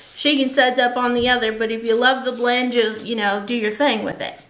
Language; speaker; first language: English; native; English